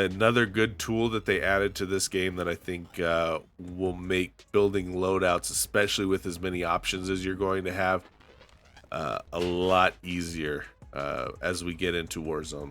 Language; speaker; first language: English; native; English